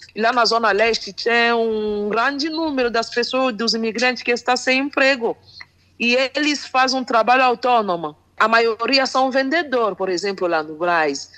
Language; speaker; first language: Portuguese; non-native, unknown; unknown